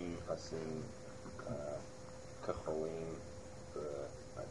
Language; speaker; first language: Hebrew; non-native, learner; English